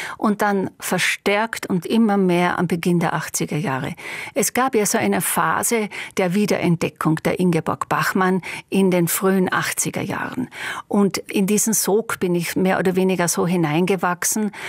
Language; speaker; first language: German; non-native, local second language; Slovenian